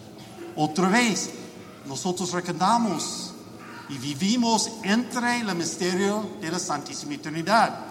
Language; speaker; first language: Spanish; non-native, learner; English